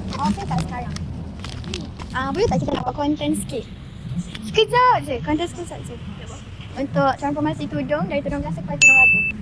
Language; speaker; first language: Malay; native; Malay